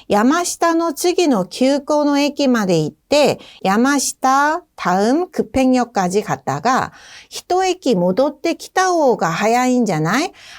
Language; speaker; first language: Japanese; non-native, fluent; Korean